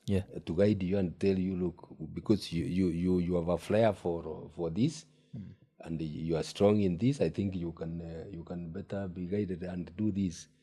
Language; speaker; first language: English; non-native, local second language; Gusii